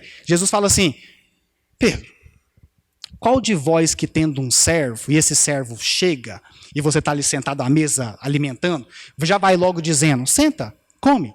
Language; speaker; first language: Portuguese; native; Portuguese